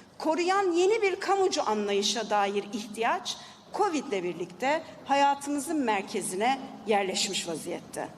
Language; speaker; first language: Turkish; native; Turkish